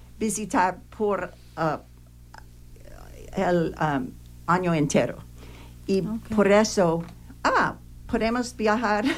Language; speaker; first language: Spanish; non-native, learner; English